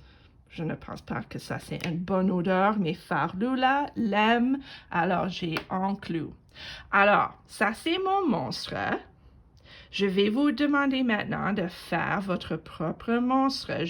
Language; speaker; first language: French; non-native, fluent; English